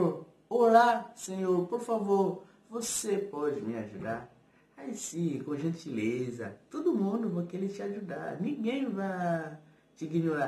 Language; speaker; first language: Portuguese; non-native, fluent; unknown